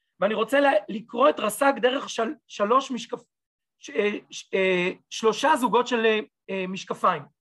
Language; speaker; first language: Hebrew; native; Hebrew